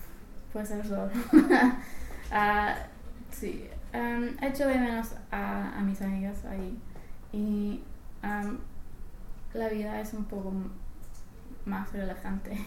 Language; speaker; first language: Spanish; non-native, fluent; English